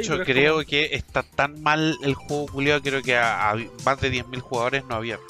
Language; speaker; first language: Spanish; native; Spanish